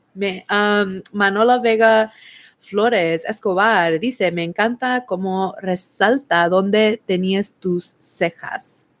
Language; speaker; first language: Spanish; non-native, learner; English